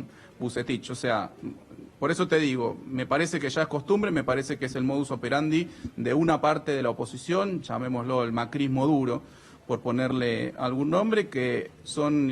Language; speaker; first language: Spanish; native; Spanish